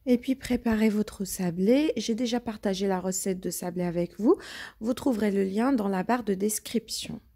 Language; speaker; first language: French; non-native, local second language; Arabic